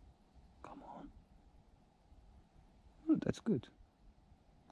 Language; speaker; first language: English; non-native, learner; Turkish